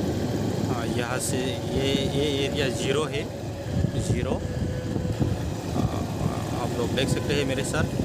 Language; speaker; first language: Hindi; non-native, local second language; Bodo